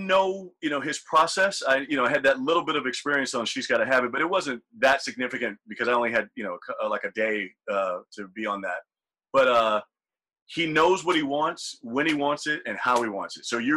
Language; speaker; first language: English; native; English